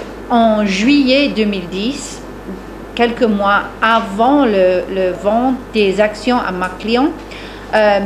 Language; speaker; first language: French; non-native, fluent; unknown